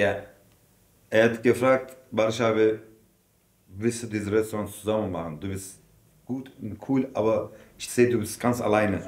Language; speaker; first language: German; non-native, learner; Turkish